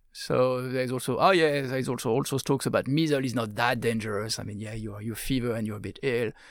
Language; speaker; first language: English; non-native, fluent; French